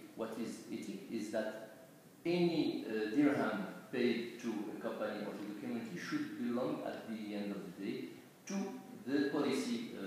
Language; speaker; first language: English; non-native, fluent; Arabic